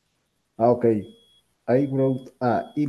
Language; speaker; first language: English; non-native, learner; Spanish